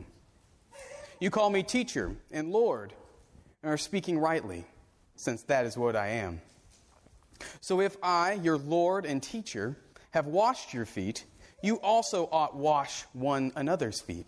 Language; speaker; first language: English; native; English